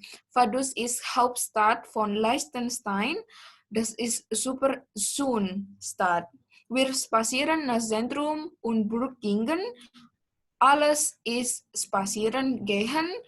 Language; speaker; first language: German; non-native, learner; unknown